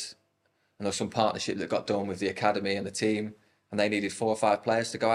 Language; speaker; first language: English; native; English